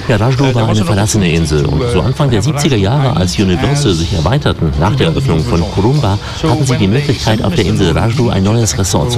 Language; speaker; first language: German; native; German